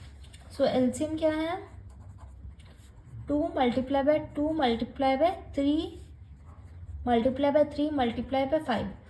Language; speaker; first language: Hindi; native; Hindi